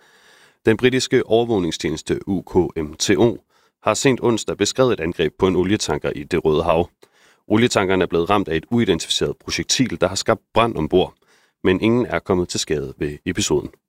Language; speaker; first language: Danish; native; Danish